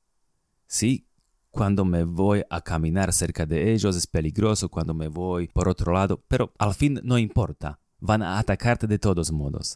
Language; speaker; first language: Spanish; non-native, fluent; Slovak